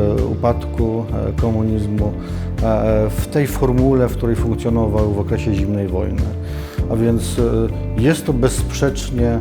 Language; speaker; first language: Polish; native; Polish